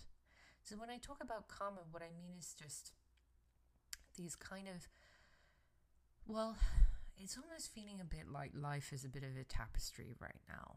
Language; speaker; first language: English; native; English